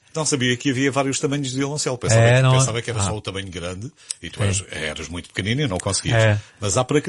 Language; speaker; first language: Portuguese; native; Portuguese